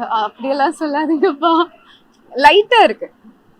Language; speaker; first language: Tamil; non-native, fluent; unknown